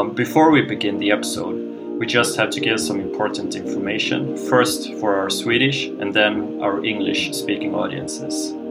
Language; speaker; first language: English; non-native, fluent; Swedish